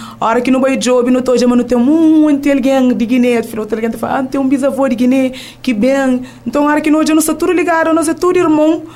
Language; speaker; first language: Portuguese; non-native, local second language; Kabuverdianu